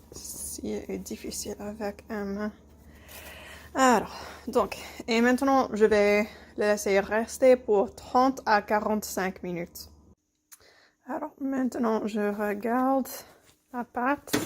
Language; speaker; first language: French; non-native, fluent; English